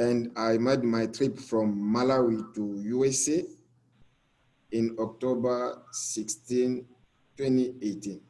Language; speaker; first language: English; non-native, learner; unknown